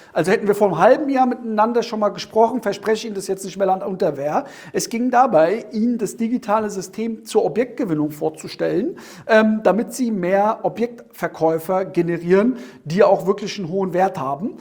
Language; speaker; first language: German; native; German